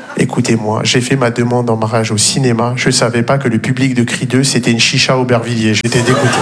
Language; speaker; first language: French; native; French